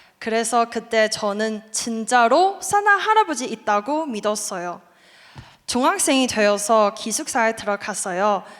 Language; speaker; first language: Korean; non-native, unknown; Chinese